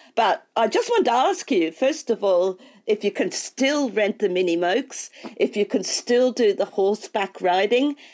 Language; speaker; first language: English; native; English